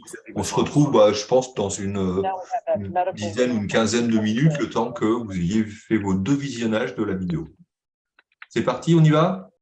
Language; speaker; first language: French; native; French